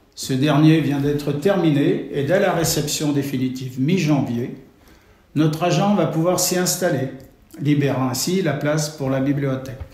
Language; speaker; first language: French; native; French